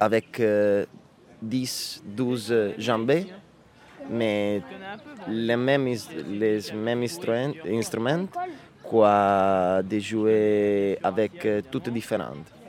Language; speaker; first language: French; non-native, learner; Italian